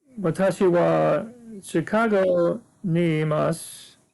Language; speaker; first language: Japanese; non-native, learner; English